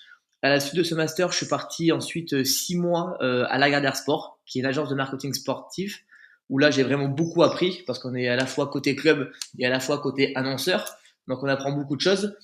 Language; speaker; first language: French; native; French